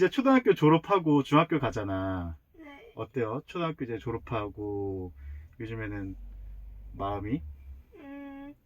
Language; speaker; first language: Korean; native; Korean